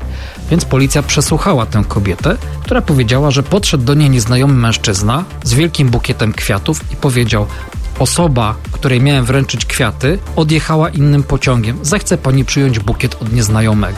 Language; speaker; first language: Polish; native; Polish